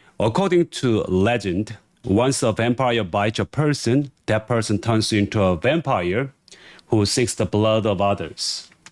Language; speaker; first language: English; non-native, fluent; Korean